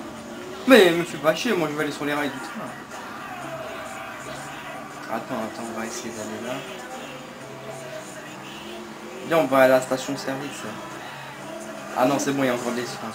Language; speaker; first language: French; native; French